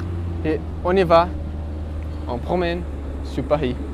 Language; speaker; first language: French; non-native, learner; Portuguese